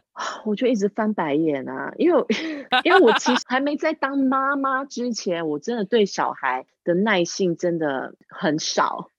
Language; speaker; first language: Chinese; non-native, local second language; English